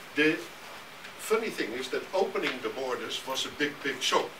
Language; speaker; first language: English; non-native, fluent; Dutch